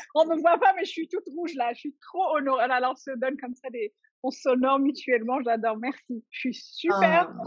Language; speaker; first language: French; non-native, local second language; Arabic